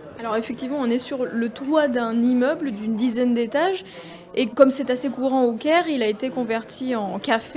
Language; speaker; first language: French; native; French